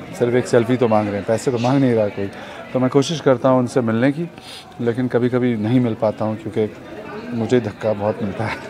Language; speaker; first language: Hindi; native; Hindi